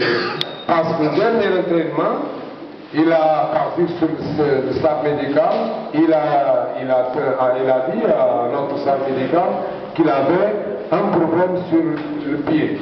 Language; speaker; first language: French; non-native, learner; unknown